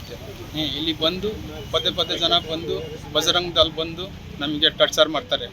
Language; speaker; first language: Kannada; non-native, learner; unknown